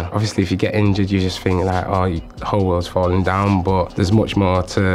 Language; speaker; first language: English; native; English